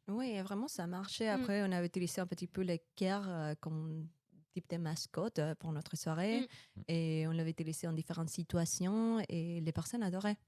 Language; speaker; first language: French; non-native, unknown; Spanish